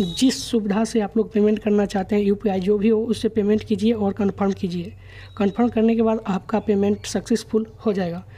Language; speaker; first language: Hindi; native; Hindi